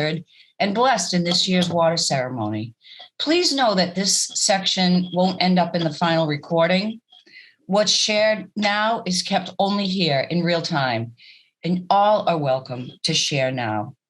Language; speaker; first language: English; native; English